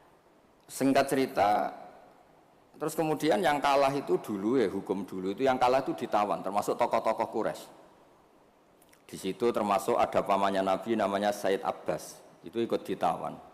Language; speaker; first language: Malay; non-native, local second language; Javanese